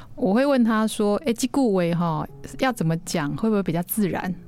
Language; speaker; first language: Chinese; native; Chinese